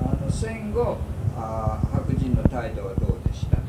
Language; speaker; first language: Japanese; early bilingual, heritage; Japanese